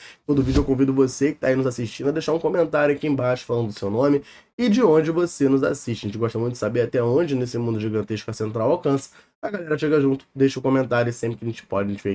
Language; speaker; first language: Portuguese; native; Portuguese